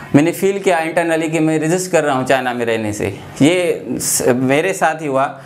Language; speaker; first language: Urdu; non-native, local second language; Sindhi